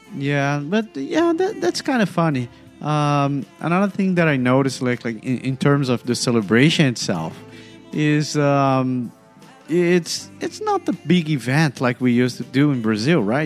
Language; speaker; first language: English; non-native, fluent; Portuguese